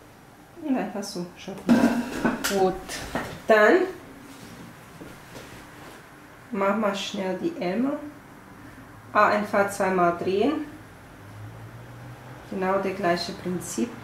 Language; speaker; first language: German; non-native, fluent; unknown